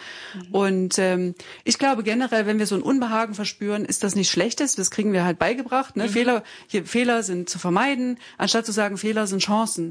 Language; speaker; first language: German; native; German